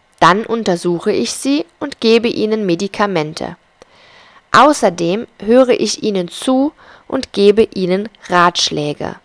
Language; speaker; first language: German; non-native, fluent; Spanish